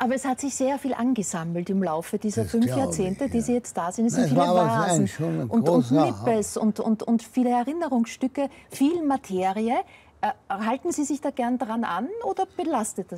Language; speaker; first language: German; native; German